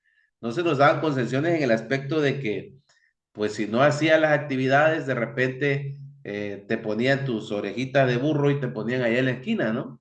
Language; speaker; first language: Spanish; native; Spanish